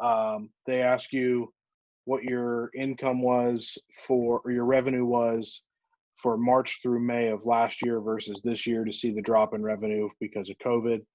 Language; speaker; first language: English; native; English